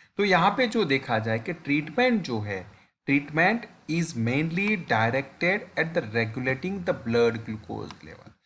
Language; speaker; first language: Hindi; non-native, local second language; Gujarati